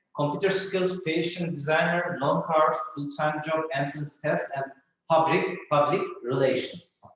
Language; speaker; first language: English; non-native, fluent; Turkish